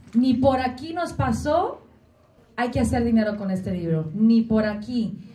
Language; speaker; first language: Spanish; early bilingual, heritage; Spanish